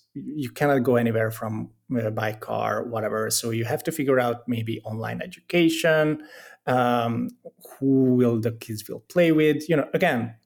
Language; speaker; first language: English; non-native, fluent; Hungarian